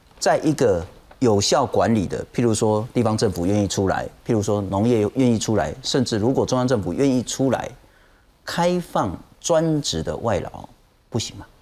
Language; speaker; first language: Chinese; native; Chinese